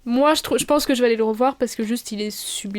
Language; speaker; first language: French; native; French